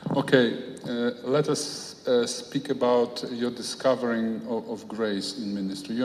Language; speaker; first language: English; non-native, fluent; Polish